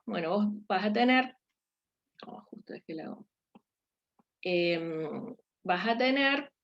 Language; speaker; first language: Spanish; native; Spanish